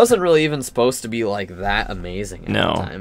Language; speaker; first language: English; native; English